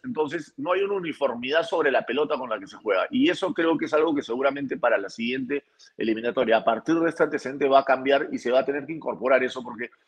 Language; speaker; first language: Spanish; native; Spanish